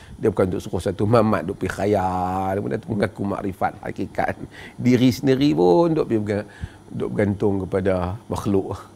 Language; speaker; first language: Malay; native; Malay